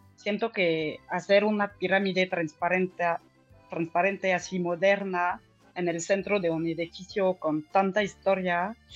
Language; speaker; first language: Spanish; non-native, fluent; French